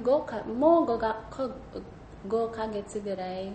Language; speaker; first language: Japanese; non-native, learner; Indonesian